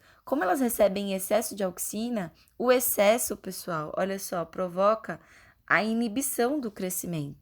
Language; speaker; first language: Portuguese; native; Portuguese